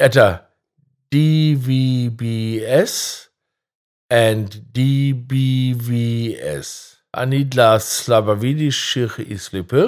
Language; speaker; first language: Russian; non-native, fluent; German